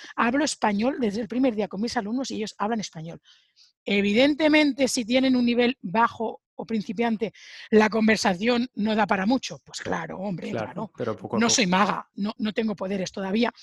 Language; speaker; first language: Spanish; native; Spanish